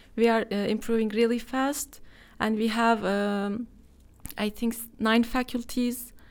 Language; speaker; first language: English; non-native, fluent; Turkish